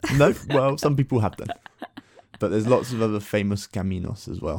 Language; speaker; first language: English; native; English